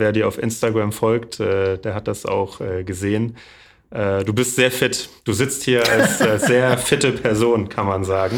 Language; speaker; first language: German; native; German